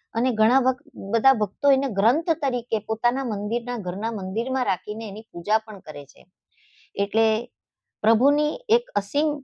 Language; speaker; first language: Gujarati; native; Gujarati